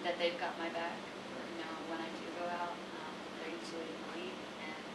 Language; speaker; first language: English; native; English